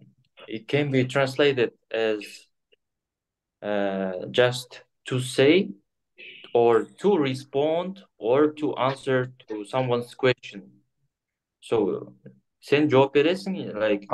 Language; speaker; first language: English; non-native, fluent; Kyrgyz